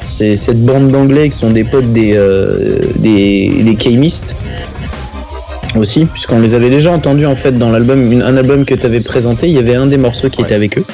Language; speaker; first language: French; native; French